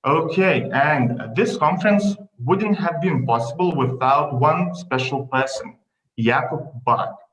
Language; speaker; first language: English; non-native, fluent; Lithuanian